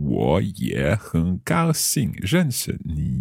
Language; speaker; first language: Chinese; non-native, learner; English